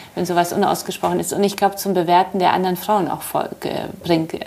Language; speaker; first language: German; early bilingual, other home language; Polish